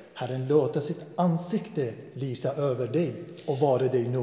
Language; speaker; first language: Swedish; non-native, fluent; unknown